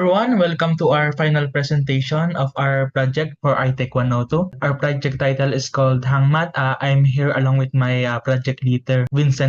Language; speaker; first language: English; non-native, local second language; Filipino